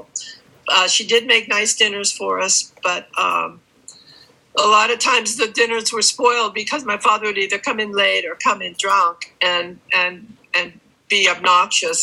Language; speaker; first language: English; native; English